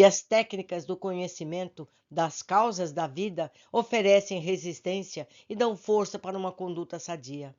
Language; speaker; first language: Portuguese; native; Portuguese